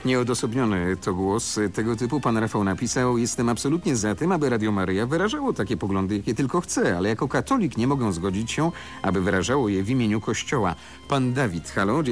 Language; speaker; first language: Polish; native; Polish